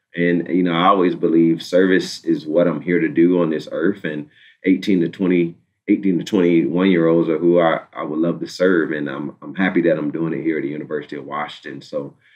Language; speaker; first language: English; native; English